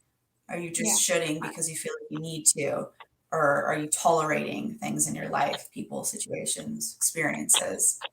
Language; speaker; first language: English; native; English